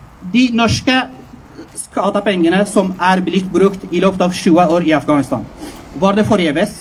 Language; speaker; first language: Norwegian; non-native, fluent; Persian